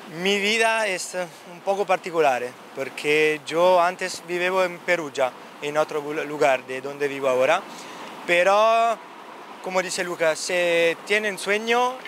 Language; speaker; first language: Spanish; non-native, learner; Italian